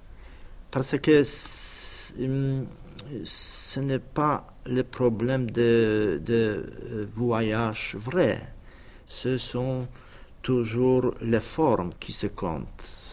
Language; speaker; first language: French; non-native, fluent; Polish